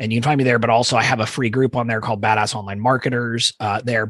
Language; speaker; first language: English; native; English